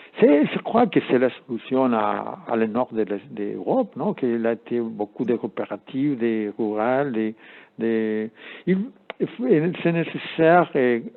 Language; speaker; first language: French; non-native, learner; Spanish